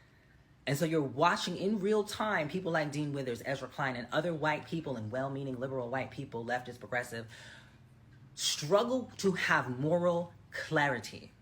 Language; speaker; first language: English; native; English